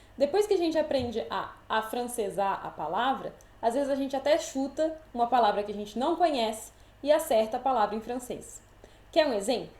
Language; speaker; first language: Portuguese; native; Portuguese